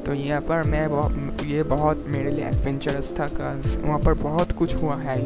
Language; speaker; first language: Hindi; non-native, local second language; Bangla